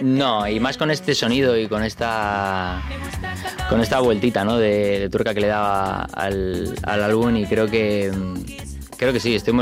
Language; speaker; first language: Spanish; native; Spanish